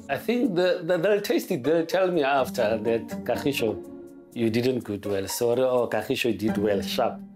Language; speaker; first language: English; non-native, local second language; Southern Sotho